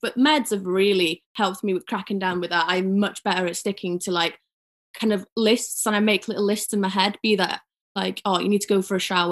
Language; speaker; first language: English; native; English